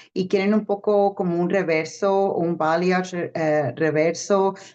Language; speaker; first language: Spanish; early bilingual, heritage; Spanish